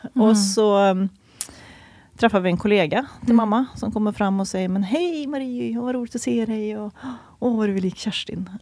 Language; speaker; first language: Swedish; native; Swedish